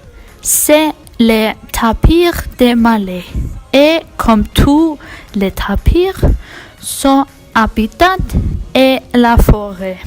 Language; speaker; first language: French; non-native, learner; Icelandic